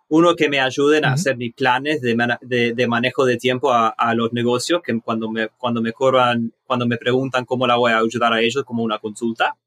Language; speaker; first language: Spanish; early bilingual, heritage; Spanish